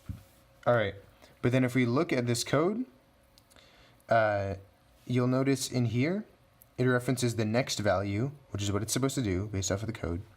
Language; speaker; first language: English; native; English